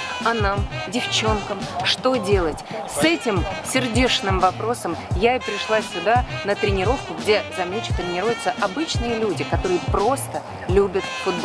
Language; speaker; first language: Russian; native; Russian